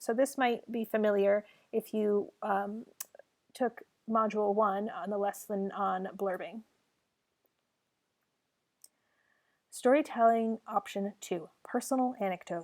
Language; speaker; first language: English; native; English